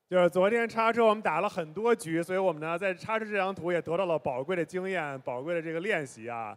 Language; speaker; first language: Chinese; native; Chinese